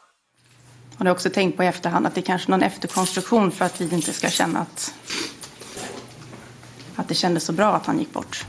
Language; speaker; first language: Swedish; native; Swedish